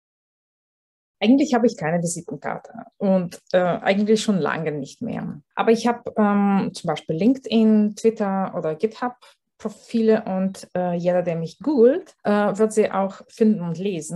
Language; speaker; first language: German; non-native, fluent; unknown